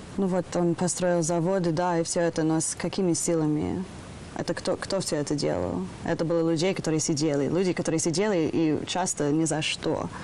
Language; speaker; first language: Russian; non-native, fluent; English